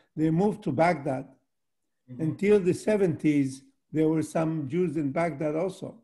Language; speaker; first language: English; early bilingual, other home language; Arabic